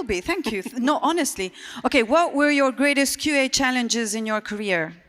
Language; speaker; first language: English; non-native, fluent; Hungarian